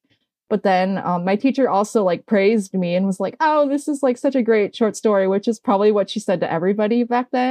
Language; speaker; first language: English; native; English